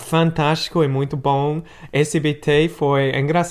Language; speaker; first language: Portuguese; non-native, fluent; English